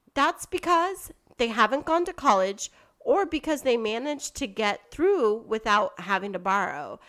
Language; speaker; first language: English; native; English